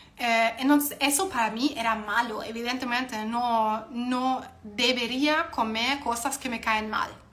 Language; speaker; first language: Spanish; non-native, fluent; German